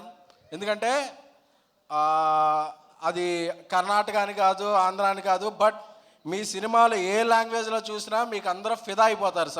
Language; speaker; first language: Telugu; native; Telugu